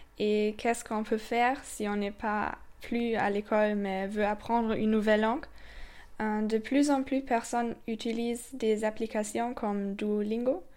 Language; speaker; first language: French; non-native, fluent; German